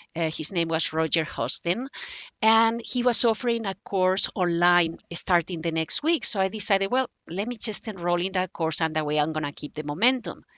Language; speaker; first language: English; non-native, fluent; Spanish